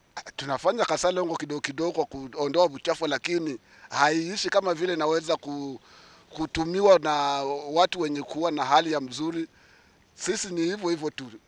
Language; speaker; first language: Swahili; native; Swahili